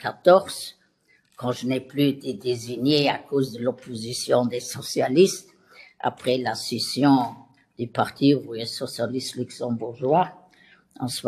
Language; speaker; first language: French; non-native, local second language; Luxembourgish